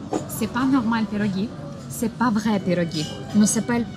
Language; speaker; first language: French; non-native, learner; Ukrainian